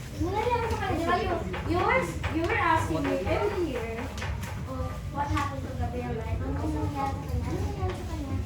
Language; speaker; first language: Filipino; non-native, local second language; Cebuano